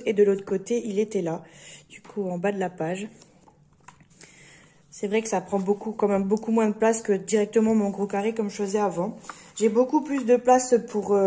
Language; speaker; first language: French; native; French